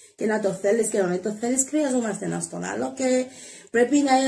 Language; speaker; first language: Greek; non-native, learner; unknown